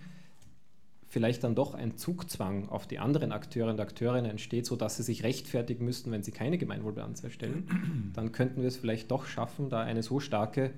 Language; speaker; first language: German; native; German